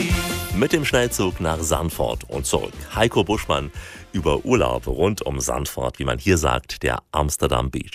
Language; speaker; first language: German; native; German